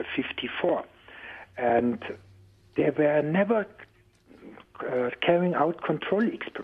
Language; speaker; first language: English; non-native, fluent; German